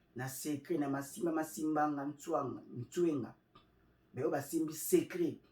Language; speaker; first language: Lingala; non-native, local second language; Kongo